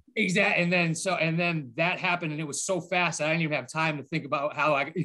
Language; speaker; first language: English; native; English